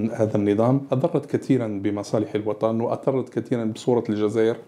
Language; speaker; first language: Arabic; native; Arabic